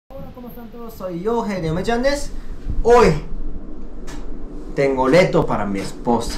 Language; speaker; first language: Spanish; non-native, learner; Japanese